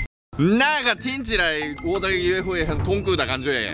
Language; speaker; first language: Chinese; non-native, fluent; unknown